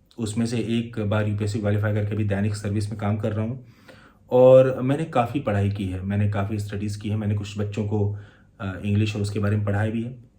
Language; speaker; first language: Hindi; native; Hindi